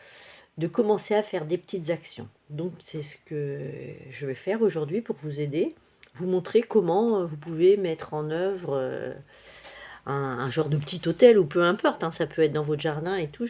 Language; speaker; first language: French; native; French